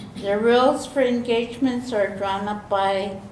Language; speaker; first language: English; native; English